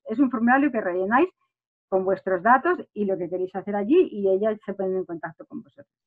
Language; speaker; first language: Spanish; native; Spanish